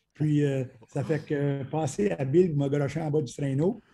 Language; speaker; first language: French; native; French